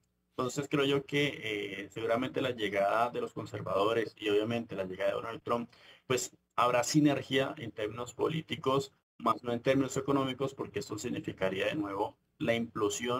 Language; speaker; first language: Spanish; native; Spanish